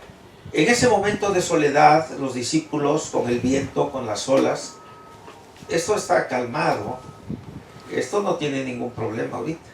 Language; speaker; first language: Spanish; native; Spanish